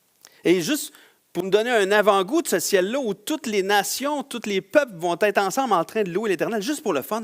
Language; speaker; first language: French; native; French